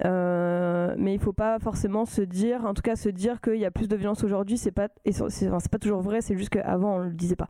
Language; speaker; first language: French; native; French